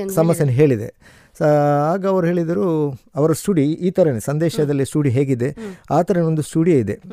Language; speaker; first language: Kannada; non-native, local second language; Konkani